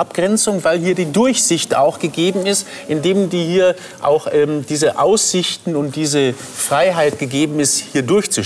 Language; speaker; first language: German; native; German